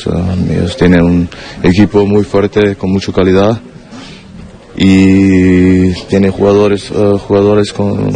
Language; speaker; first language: Spanish; non-native, fluent; German